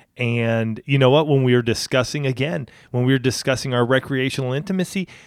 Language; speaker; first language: English; native; English